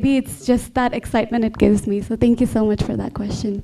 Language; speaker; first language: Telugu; early bilingual, heritage; Telugu